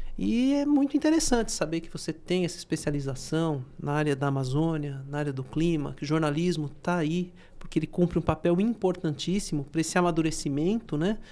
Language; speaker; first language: Portuguese; native; Portuguese